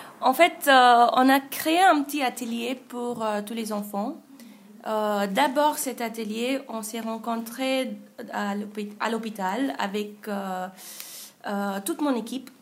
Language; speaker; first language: French; non-native, fluent; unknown